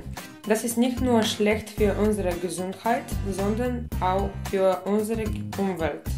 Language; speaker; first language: German; non-native, learner; Bulgarian